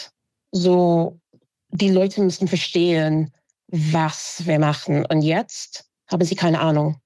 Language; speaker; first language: German; non-native, fluent; English